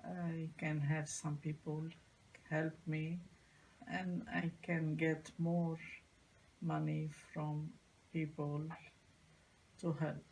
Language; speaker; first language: English; non-native, learner; Arabic